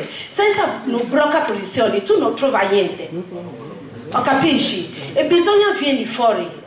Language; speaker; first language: Italian; non-native, learner; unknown